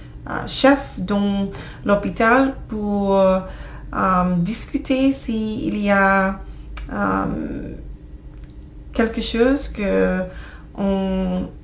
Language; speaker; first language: French; non-native, learner; English